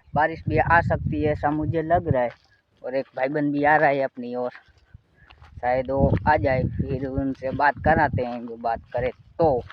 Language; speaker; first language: Hindi; non-native, local second language; Gujarati